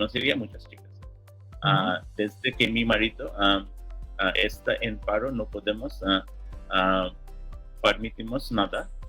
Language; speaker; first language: Spanish; non-native, learner; English